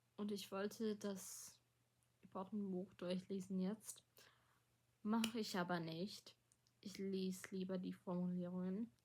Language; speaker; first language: German; non-native, local second language; English